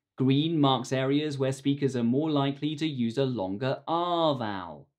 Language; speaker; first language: English; native; English